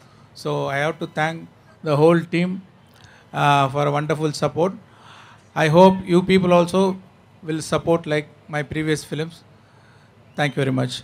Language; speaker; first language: Telugu; non-native, learner; Tamil